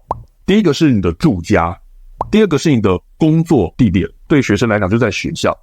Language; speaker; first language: Chinese; native; Chinese